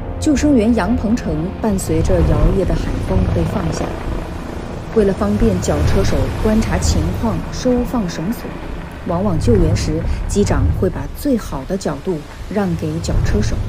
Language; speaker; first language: Chinese; native; Chinese